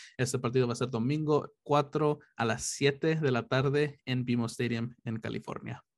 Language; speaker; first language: Spanish; early bilingual, heritage; Spanish